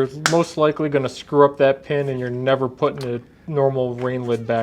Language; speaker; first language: English; native; English